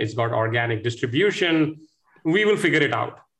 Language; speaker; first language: English; non-native, local second language; Hindi